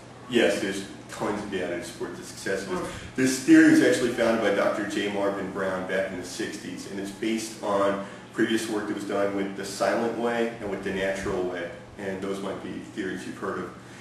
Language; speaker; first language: English; native; English